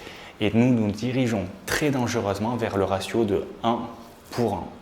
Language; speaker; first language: French; native; French